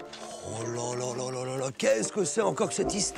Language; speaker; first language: French; native; French